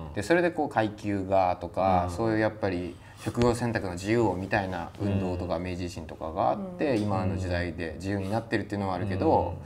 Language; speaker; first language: Japanese; native; Japanese